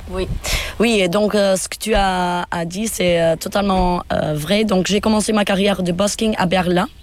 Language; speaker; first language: French; non-native, fluent; Portuguese